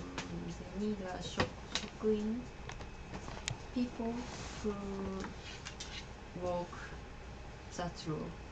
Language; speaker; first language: English; non-native, learner; Japanese